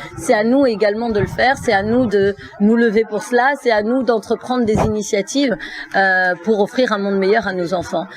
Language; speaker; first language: French; early bilingual, other home language; Fula